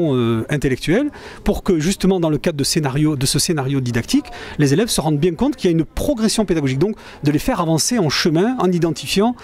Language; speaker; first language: French; native; French